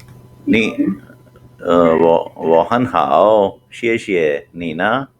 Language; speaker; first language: Chinese; non-native, fluent; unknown